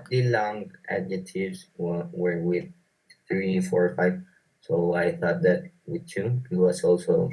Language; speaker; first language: English; non-native, learner; Spanish